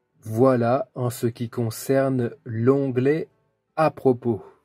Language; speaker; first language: French; native; French